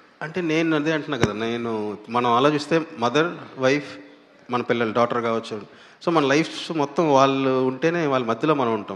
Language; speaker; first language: Telugu; native; Telugu